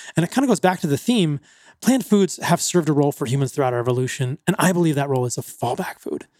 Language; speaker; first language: English; native; English